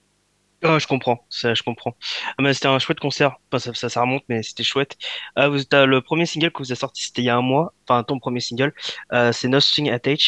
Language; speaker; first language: French; native; French